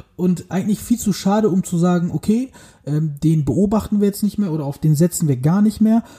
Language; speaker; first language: German; early bilingual, other home language; Turkish